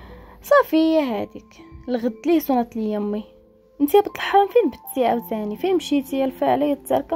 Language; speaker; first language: Arabic; native; Arabic